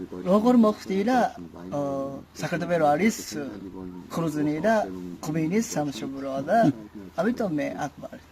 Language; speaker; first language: Georgian; non-native, learner; Japanese